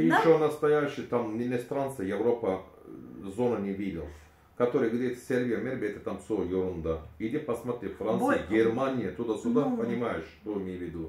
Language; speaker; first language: Russian; non-native, learner; Turkish